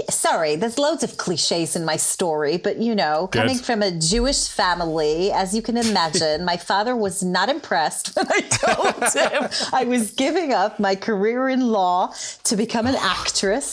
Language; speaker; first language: English; non-native, fluent; Hebrew